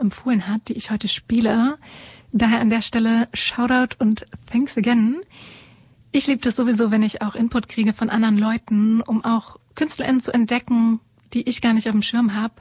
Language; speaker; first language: German; native; German